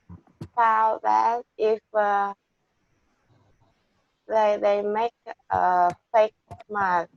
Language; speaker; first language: English; non-native, learner; Vietnamese